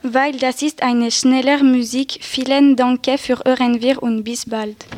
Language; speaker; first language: German; non-native, learner; French